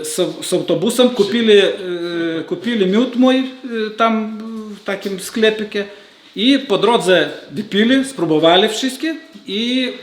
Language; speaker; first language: Polish; non-native, learner; Lithuanian